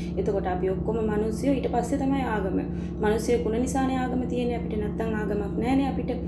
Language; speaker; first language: Sinhala; non-native, local second language; Tamil